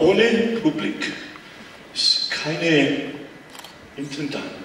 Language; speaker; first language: German; non-native, learner; Spanish